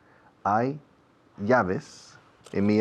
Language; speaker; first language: Spanish; non-native, fluent; English